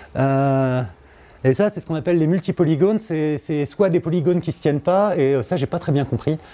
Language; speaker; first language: French; native; French